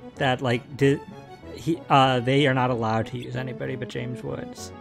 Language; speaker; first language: English; native; English